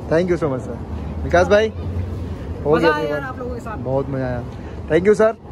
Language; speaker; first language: Hindi; native; Hindi